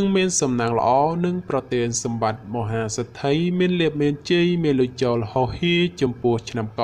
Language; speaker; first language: Khmer; native; Khmer